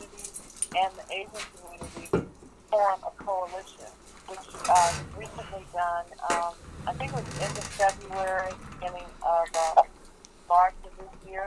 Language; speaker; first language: English; early bilingual, other home language; Korean